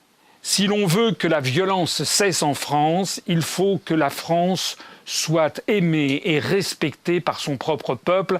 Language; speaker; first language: French; native; French